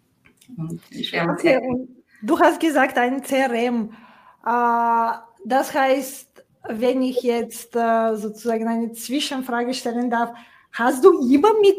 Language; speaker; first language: German; non-native, fluent; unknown